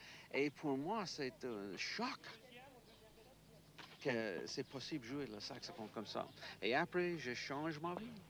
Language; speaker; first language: French; non-native, learner; English